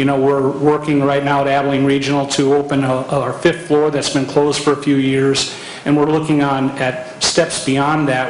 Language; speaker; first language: English; native; English